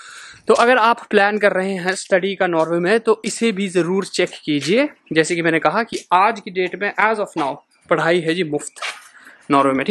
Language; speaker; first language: Hindi; native; Hindi